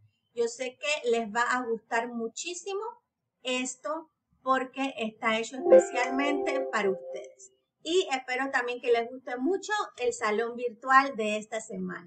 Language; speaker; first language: Spanish; native; Spanish